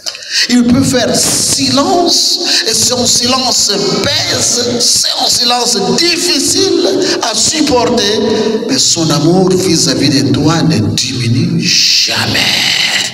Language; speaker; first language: French; non-native, local second language; Kituba (Democratic Republic of Congo)